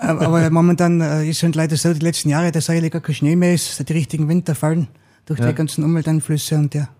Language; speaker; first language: German; native; German